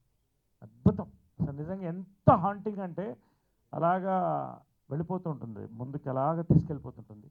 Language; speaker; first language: Telugu; native; Telugu